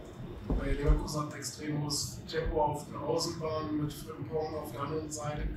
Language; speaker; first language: German; native; German